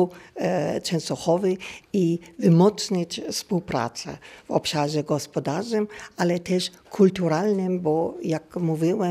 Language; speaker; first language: Polish; non-native, fluent; German